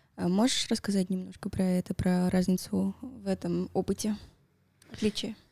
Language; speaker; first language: Russian; non-native, fluent; Spanish